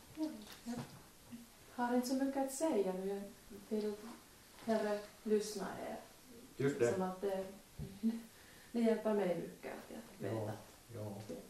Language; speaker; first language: Swedish; non-native, local second language; Finnish